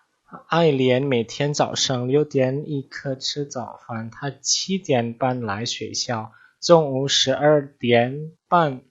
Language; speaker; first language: Chinese; non-native, fluent; Indonesian